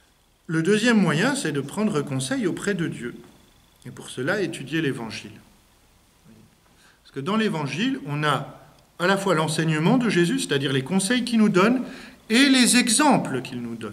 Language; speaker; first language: French; native; French